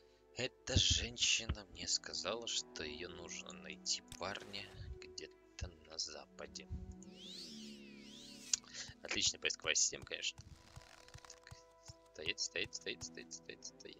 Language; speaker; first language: Russian; native; Russian